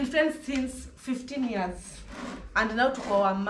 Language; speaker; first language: English; non-native, local second language; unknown